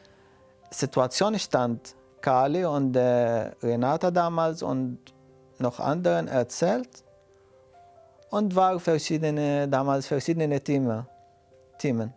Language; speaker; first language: German; non-native, fluent; Arabic